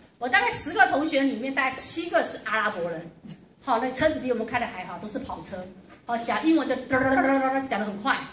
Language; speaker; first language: Chinese; native; Chinese